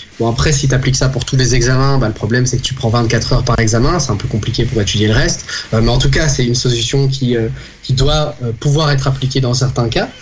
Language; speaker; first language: French; native; French